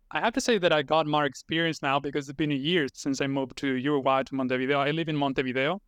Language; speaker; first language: English; non-native, fluent; Spanish